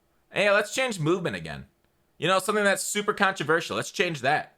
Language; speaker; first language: English; native; English